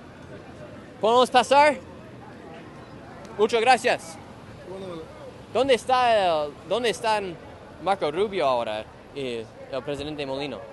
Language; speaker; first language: Spanish; non-native, learner; English